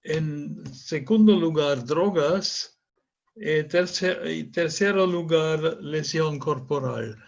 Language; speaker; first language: Spanish; non-native, fluent; German